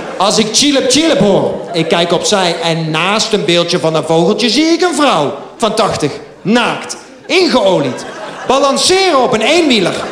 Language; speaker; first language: Dutch; native; Dutch